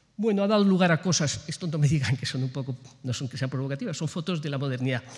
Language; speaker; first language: Spanish; native; Spanish